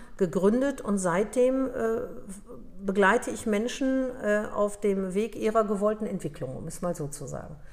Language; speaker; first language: German; early bilingual, other home language; Polish